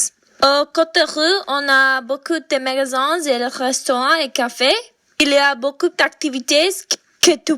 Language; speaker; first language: French; non-native, learner; English